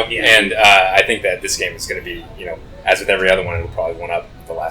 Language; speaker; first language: English; native; English